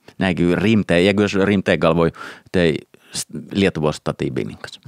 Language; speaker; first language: Lithuanian; non-native, learner; Finnish